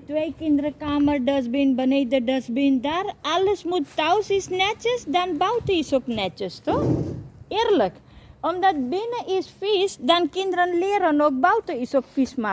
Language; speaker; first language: Dutch; non-native, learner; Hindi